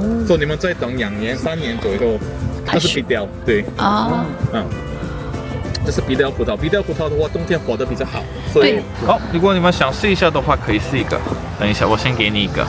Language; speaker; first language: Chinese; non-native, fluent; Korean